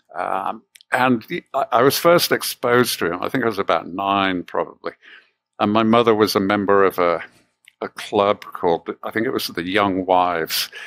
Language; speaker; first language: English; native; English